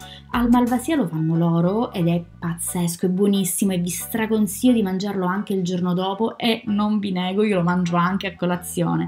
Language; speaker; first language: Italian; native; Italian